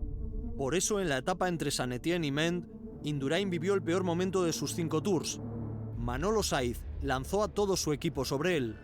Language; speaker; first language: Spanish; native; Spanish